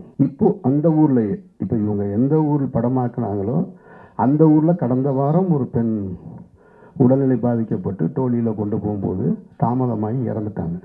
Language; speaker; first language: Tamil; native; Tamil